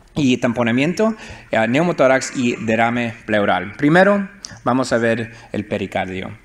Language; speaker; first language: Spanish; early bilingual, heritage; Spanish